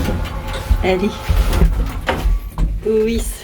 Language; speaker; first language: French; native; French